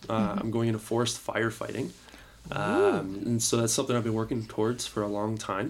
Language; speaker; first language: English; native; English